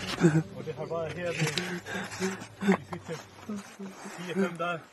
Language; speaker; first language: Danish; non-native, fluent; Spanish